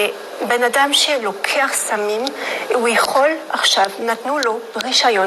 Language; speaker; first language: Hebrew; non-native, fluent; French